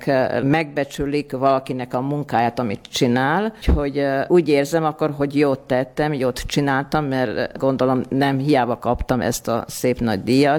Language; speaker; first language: Hungarian; non-native, local second language; Serbian